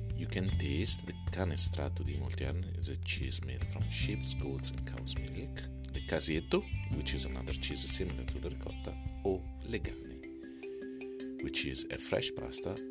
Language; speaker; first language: English; non-native, fluent; Italian